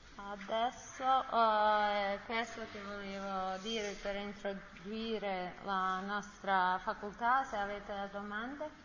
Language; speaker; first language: Italian; non-native, learner; Bosnian